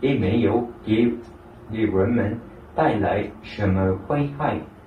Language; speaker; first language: Chinese; non-native, learner; Korean